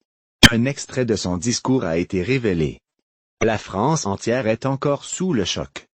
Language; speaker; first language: French; native; French